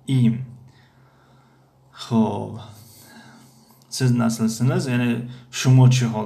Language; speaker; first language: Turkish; non-native, fluent; Persian